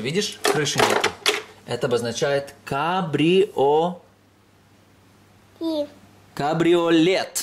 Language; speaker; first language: Russian; native; Russian